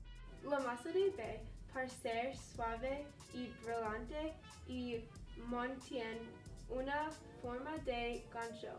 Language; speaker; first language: Spanish; non-native, learner; English